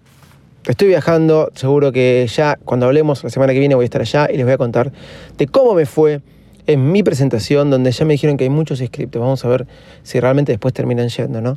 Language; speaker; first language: Spanish; native; Spanish